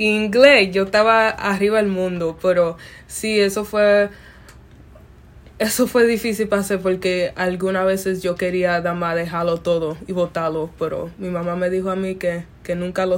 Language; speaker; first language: Spanish; early bilingual, other home language; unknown